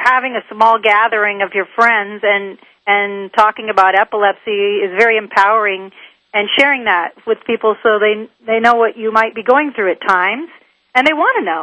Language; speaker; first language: English; native; English